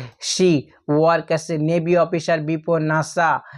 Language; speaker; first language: English; non-native, local second language; Bangla